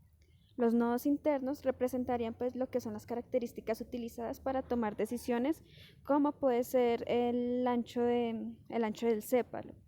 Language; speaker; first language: Spanish; native; Spanish